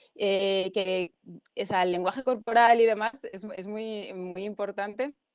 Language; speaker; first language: Spanish; early bilingual, other home language; Arabic